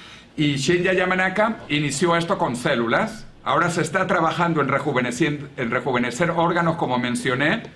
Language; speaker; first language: Spanish; native; Spanish